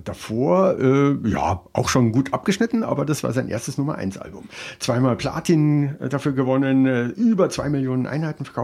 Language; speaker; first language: German; native; German